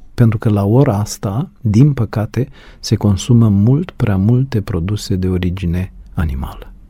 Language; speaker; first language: Romanian; native; Romanian